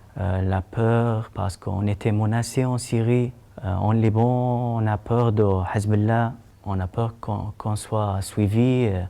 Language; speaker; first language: French; non-native, learner; Arabic